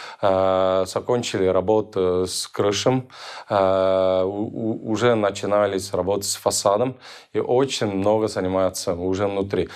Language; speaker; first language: Russian; non-native, local second language; Estonian